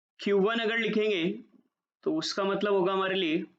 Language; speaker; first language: Hindi; native; Hindi